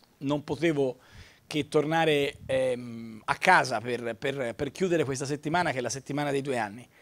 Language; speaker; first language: Italian; native; Italian